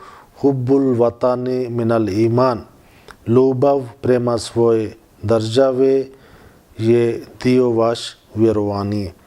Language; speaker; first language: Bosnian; non-native, learner; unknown